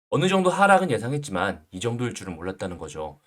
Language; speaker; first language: Korean; native; Korean